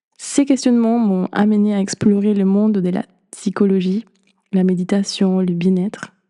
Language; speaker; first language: French; non-native, fluent; Spanish